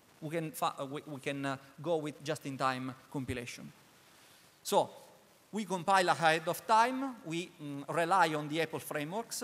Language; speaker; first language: English; non-native, learner; Italian